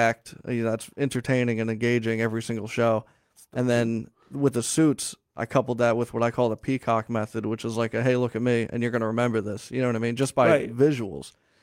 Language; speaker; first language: English; native; English